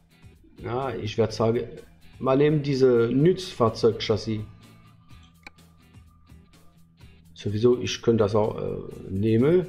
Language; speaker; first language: German; non-native, fluent; French